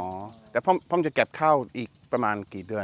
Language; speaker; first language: Thai; non-native, learner; English